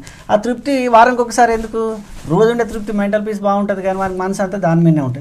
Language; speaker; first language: Telugu; native; Telugu